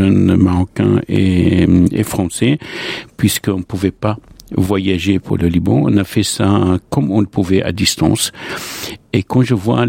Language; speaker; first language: French; non-native, local second language; Arabic